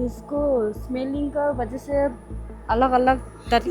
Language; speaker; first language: Hindi; non-native, local second language; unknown